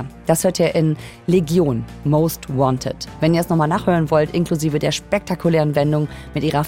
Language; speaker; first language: German; native; German